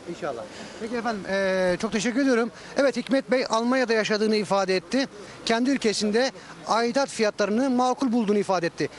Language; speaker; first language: Turkish; native; Turkish